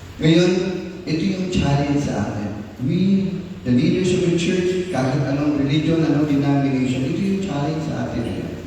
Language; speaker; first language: Filipino; native; Filipino